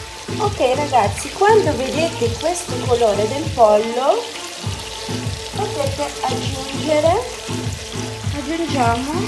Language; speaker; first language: Italian; early bilingual, other home language; Filipino